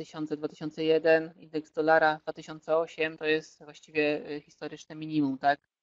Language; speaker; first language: Polish; native; Polish